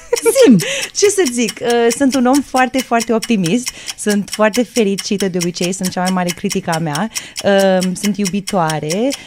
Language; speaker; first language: Romanian; early bilingual, heritage; Romanian